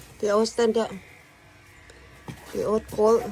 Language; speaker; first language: Danish; non-native, learner; Thai